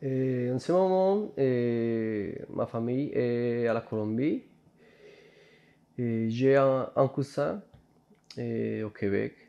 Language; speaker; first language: French; non-native, fluent; Spanish